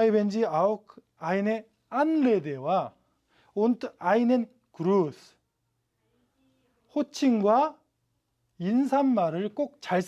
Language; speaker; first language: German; non-native, fluent; Korean